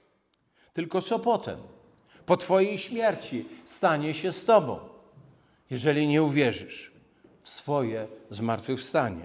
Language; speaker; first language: Polish; native; Polish